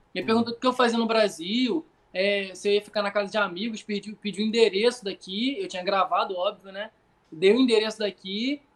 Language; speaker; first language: Portuguese; native; Portuguese